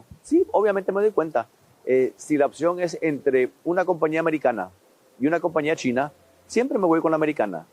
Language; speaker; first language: Spanish; native; Spanish